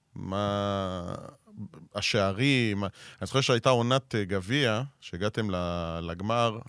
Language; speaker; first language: Hebrew; non-native, fluent; French